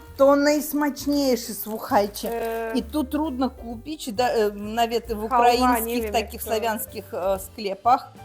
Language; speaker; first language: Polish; non-native, fluent; Russian